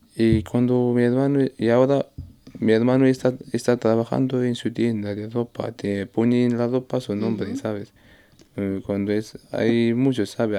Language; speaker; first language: Spanish; non-native, learner; Arabic